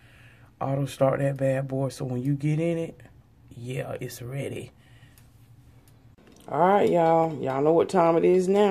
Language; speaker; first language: English; native; English